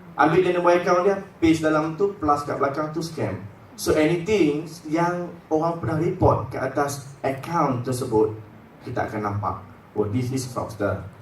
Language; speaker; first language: Malay; native; Malay